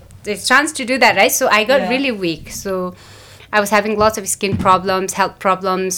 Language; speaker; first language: English; non-native, local second language; Nepali